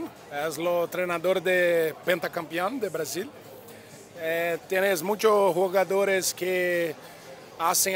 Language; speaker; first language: Portuguese; non-native, learner; Spanish